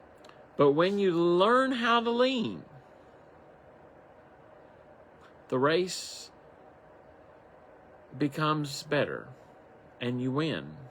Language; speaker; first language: English; native; English